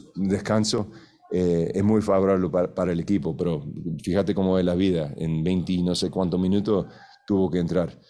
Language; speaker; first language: Spanish; early bilingual, heritage; Spanish